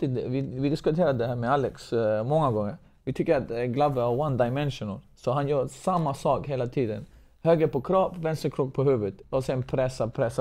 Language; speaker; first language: Swedish; non-native, fluent; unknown